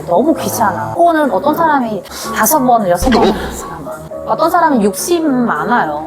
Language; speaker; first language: Korean; non-native, learner; Vietnamese